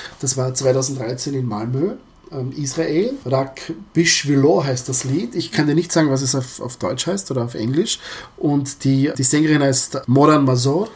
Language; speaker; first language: German; early bilingual, other home language; Croatian